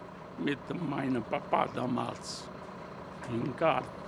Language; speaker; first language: German; non-native, learner; Italian